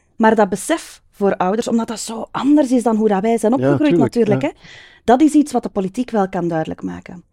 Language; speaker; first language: Dutch; native; Dutch